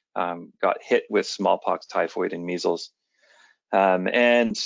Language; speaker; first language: English; native; English